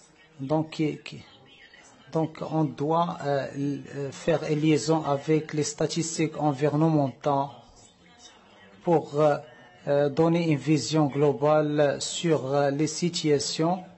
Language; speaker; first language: French; non-native, learner; Arabic